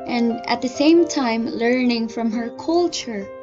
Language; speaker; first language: English; non-native, local second language; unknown